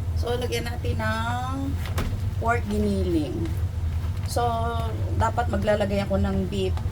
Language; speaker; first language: Filipino; native; Filipino